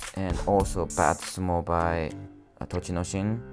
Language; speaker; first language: English; non-native, learner; Japanese